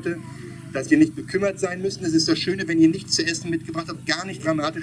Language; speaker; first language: German; native; German